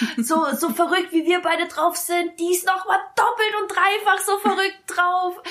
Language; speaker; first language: German; early bilingual, other home language; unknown